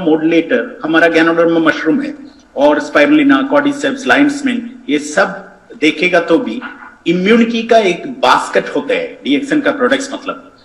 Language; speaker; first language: Hindi; non-native, fluent; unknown